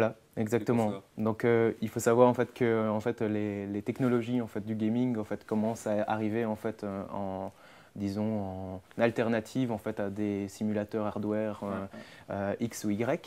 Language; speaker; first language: French; native; French